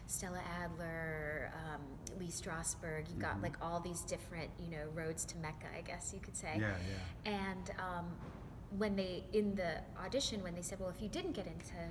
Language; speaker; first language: English; native; English